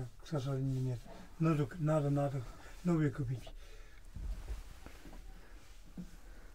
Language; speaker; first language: Russian; non-native, learner; German